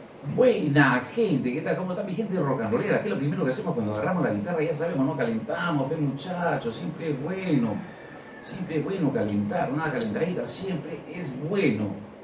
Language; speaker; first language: Spanish; native; Spanish